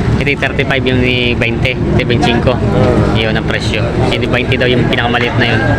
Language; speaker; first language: Filipino; native; Filipino